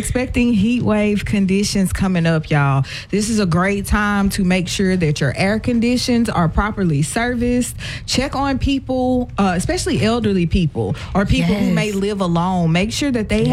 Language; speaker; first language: English; native; English